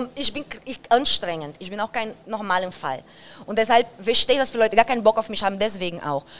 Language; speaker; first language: German; non-native, fluent; Portuguese